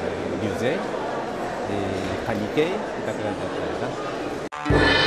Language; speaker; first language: Russian; non-native, fluent; Japanese